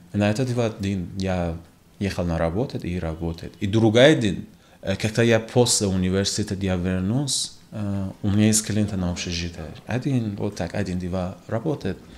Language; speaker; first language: Russian; non-native, learner; Persian